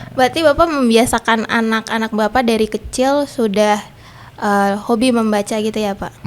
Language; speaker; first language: Indonesian; native; Indonesian